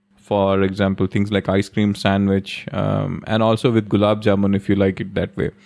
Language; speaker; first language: English; non-native, local second language; Hindi